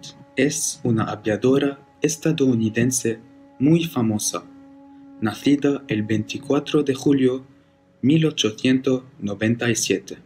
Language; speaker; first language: Spanish; non-native, learner; Arabic